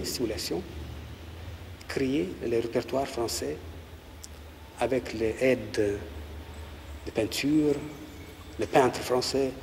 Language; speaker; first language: French; non-native, learner; Russian